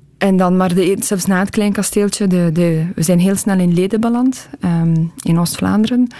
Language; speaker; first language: Dutch; early bilingual, other home language; Polish